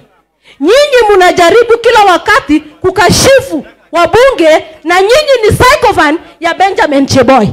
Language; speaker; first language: Swahili; non-native, local second language; Kalenjin